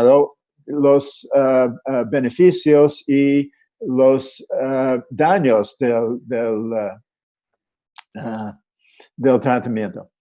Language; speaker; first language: Spanish; non-native, fluent; English